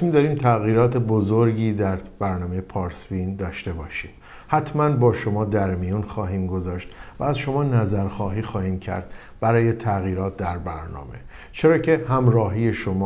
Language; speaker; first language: Persian; native; Persian